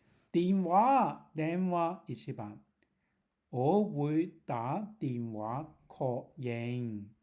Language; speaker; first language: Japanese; non-native, learner; Cantonese